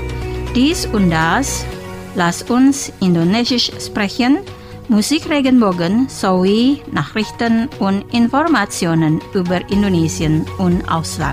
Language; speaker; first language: German; non-native, fluent; Indonesian